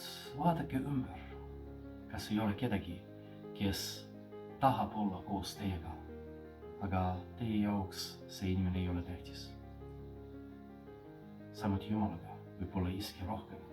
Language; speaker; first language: Estonian; non-native, fluent; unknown